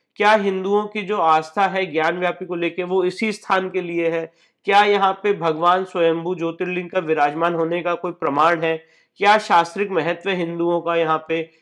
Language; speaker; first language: Hindi; native; Hindi